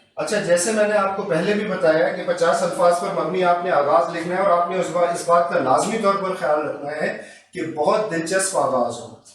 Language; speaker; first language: Urdu; native; Urdu